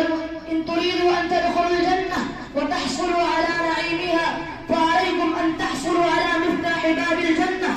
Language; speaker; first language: Arabic; non-native, fluent; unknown